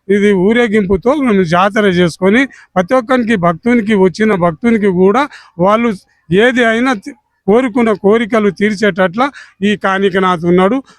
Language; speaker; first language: Telugu; non-native, local second language; Lambadi